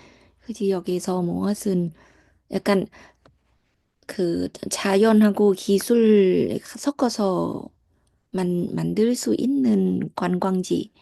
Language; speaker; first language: Korean; non-native, learner; Thai